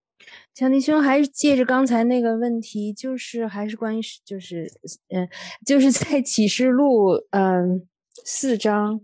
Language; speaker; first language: Chinese; native; Chinese